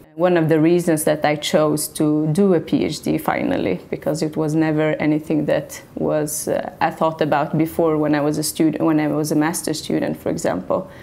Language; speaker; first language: English; non-native, fluent; Swedish